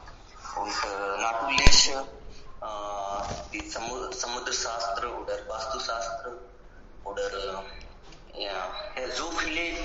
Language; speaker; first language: German; non-native, learner; Hindi